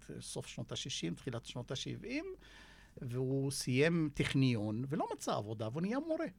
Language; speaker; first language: Hebrew; non-native, local second language; Arabic